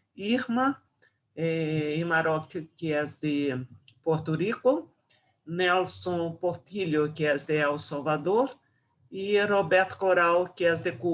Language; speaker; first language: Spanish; non-native, fluent; Portuguese